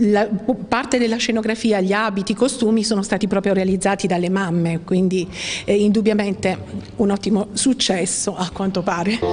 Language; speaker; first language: Italian; native; Italian